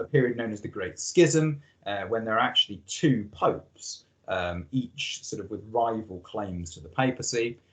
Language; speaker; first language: English; native; English